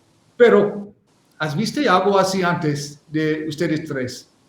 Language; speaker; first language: Spanish; non-native, learner; English